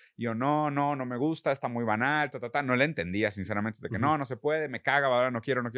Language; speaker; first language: Spanish; early bilingual, other home language; Portuguese